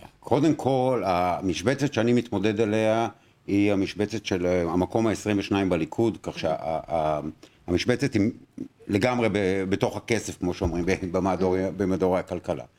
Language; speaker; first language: Hebrew; native; Hebrew